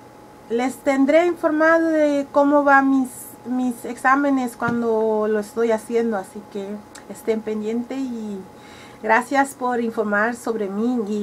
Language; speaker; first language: Spanish; early bilingual, heritage; Spanish